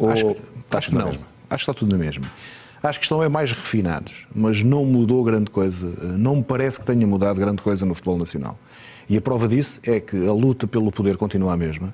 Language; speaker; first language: Portuguese; native; Portuguese